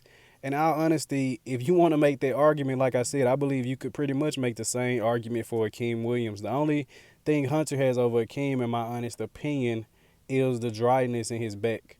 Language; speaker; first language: English; native; English